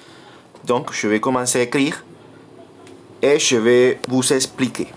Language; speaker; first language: French; non-native, fluent; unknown